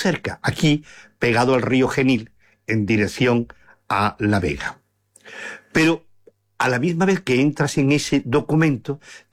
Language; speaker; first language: Spanish; native; Spanish